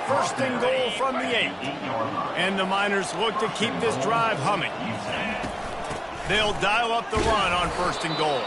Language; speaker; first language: English; native; English